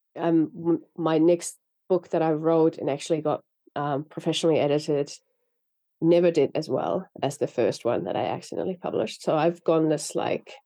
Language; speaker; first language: English; non-native, fluent; Finnish